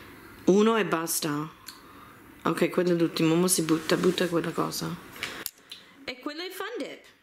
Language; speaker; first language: Italian; early bilingual, heritage; Italian